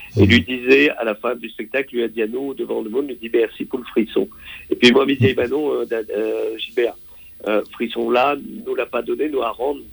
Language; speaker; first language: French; non-native, local second language; Réunion Creole French